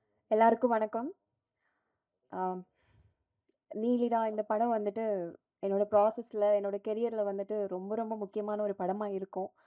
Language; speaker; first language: Tamil; non-native, fluent; Telugu